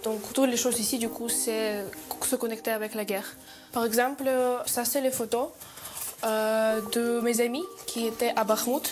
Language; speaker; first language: French; non-native, learner; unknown